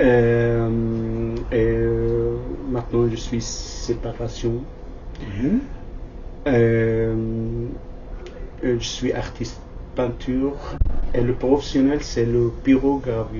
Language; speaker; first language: French; non-native, learner; Kurdish